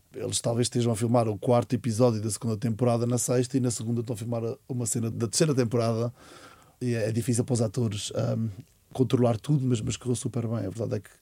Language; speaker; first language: Portuguese; native; Portuguese